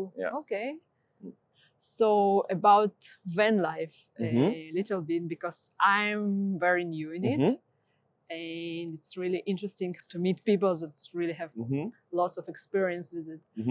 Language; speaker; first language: English; non-native, fluent; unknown